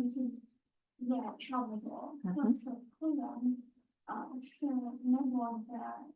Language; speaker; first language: Chinese; non-native, learner; English